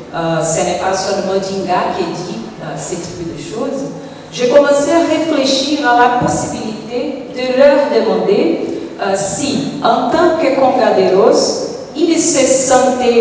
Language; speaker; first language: French; non-native, fluent; Portuguese